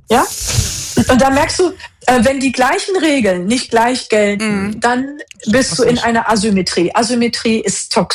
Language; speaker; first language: German; native; German